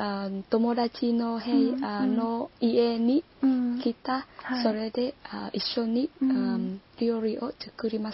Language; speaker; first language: Japanese; non-native, learner; Vietnamese